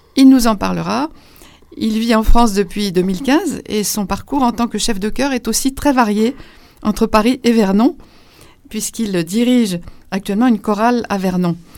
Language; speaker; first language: French; native; French